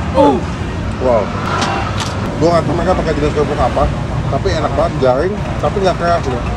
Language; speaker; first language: Indonesian; native; Indonesian